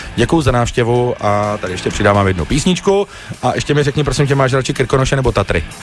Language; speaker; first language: Czech; native; Czech